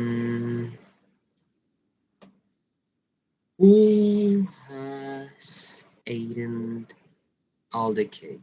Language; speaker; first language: English; non-native, learner; Spanish